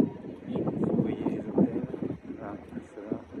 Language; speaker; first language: French; native; French